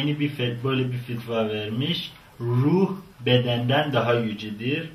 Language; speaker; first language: Turkish; non-native, fluent; Persian